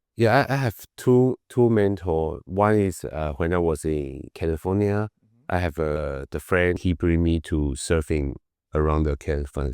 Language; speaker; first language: English; non-native, learner; Chinese